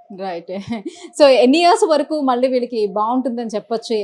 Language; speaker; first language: Telugu; native; Telugu